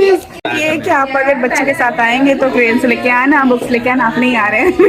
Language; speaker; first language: Hindi; non-native, local second language; Odia